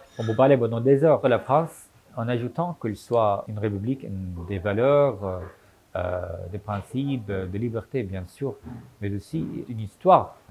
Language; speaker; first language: French; non-native, fluent; Arabic